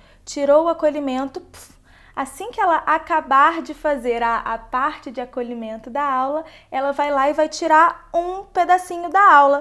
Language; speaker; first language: Portuguese; native; Portuguese